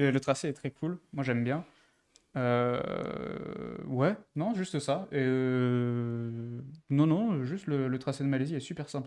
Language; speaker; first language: French; native; French